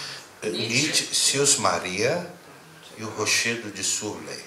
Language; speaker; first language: Italian; non-native, learner; Portuguese